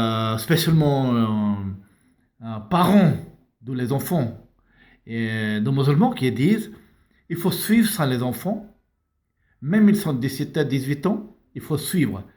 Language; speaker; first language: French; non-native, learner; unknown